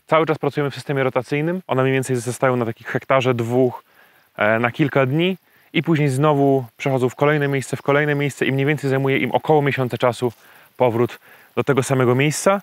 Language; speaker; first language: Polish; native; Polish